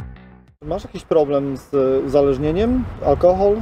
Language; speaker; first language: Polish; native; Polish